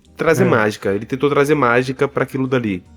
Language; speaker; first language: Portuguese; native; Portuguese